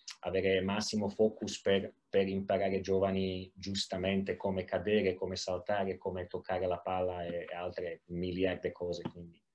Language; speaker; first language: Italian; non-native, learner; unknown